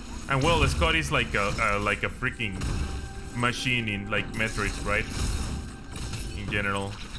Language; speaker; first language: English; non-native, fluent; Spanish